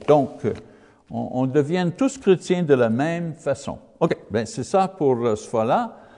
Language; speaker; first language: French; non-native, learner; English